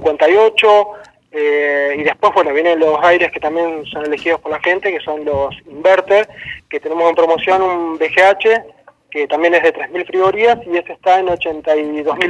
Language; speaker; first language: Spanish; native; Spanish